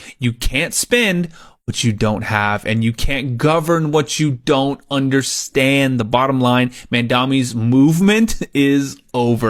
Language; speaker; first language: English; native; English